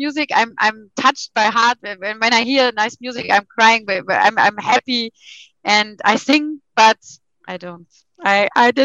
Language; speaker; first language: English; non-native, fluent; German